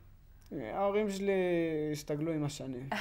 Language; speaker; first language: Hebrew; native; Hebrew